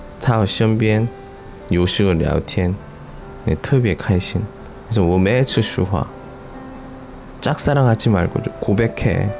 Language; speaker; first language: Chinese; non-native, learner; Korean